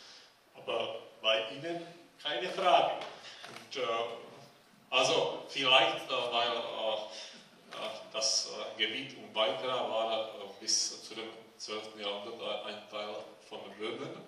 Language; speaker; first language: German; non-native, fluent; Czech